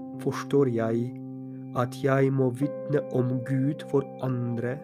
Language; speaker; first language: Norwegian; non-native, fluent; Polish